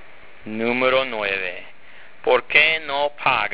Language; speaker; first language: Spanish; non-native, fluent; English